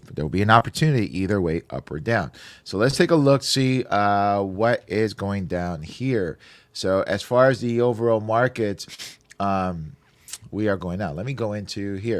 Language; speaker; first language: English; native; English